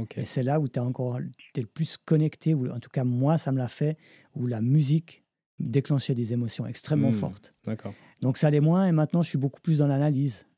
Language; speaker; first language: French; native; French